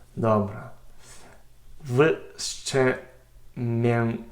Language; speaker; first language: Polish; non-native, learner; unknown